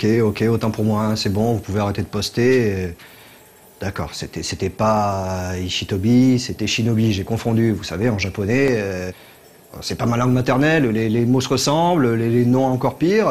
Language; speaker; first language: French; native; French